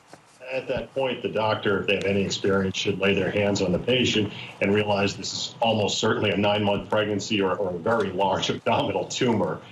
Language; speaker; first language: English; native; English